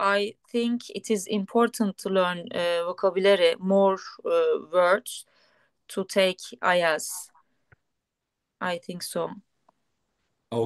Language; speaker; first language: English; non-native, learner; Turkish